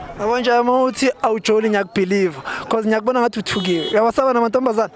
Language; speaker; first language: Zulu; non-native, local second language; Tsonga